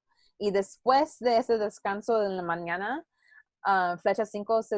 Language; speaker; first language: Spanish; non-native, learner; English